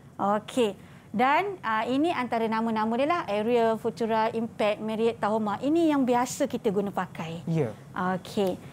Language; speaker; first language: Malay; native; Malay